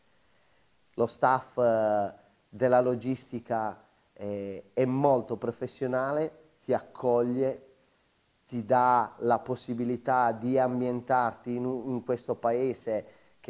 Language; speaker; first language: Italian; native; Italian